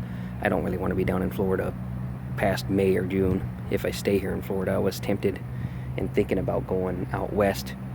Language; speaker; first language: English; native; English